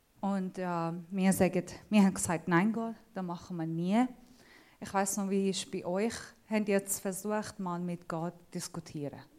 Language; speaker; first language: German; non-native, fluent; Assyrian Neo-Aramaic